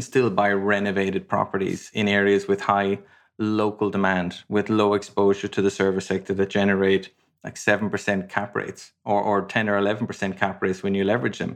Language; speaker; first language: English; native; English